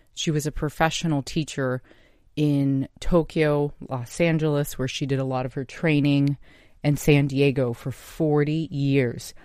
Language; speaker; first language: English; native; English